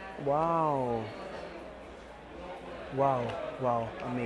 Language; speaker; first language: English; non-native, learner; Portuguese